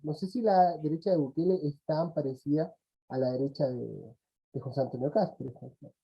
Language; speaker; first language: Spanish; native; Spanish